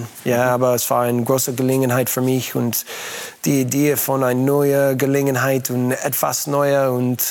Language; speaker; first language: German; non-native, learner; English